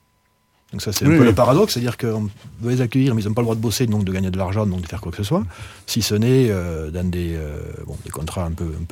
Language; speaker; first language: French; native; French